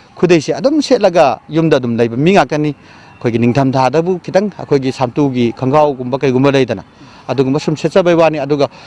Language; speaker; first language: Manipuri; non-native, local second language; Rongmei Naga